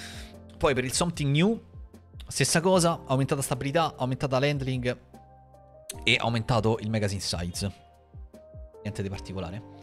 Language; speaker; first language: Italian; native; Italian